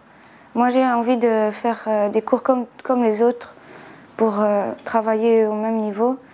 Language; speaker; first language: French; early bilingual, other home language; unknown